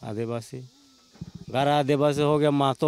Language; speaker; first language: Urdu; non-native, local second language; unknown